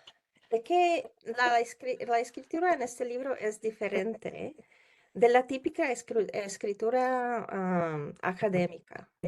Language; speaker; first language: Spanish; non-native, learner; Czech